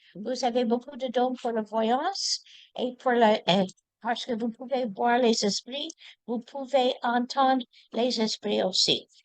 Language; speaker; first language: French; non-native, learner; English